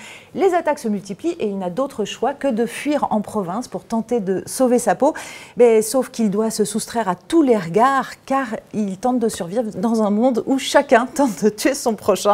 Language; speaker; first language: French; native; French